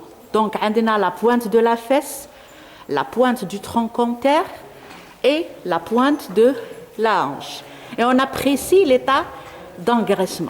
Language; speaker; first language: French; non-native, local second language; Arabic